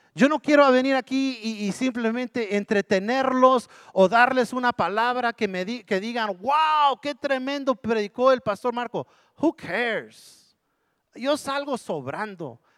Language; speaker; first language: Spanish; early bilingual, heritage; Spanish